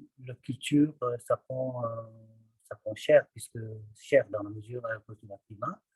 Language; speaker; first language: French; non-native, fluent; Nepali